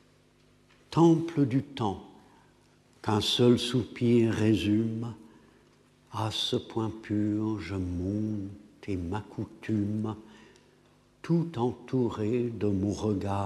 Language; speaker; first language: French; non-native, fluent; English